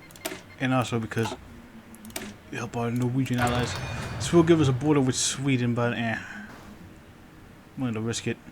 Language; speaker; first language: English; native; English